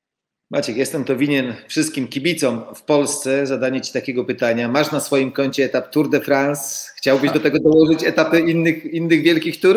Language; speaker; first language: Polish; native; Polish